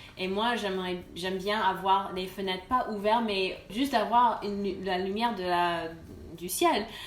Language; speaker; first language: French; non-native, fluent; English